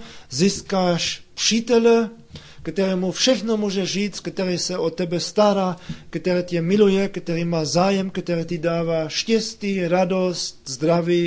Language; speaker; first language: Czech; non-native, fluent; German